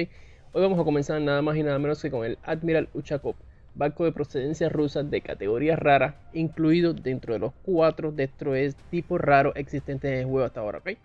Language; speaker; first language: Spanish; native; Spanish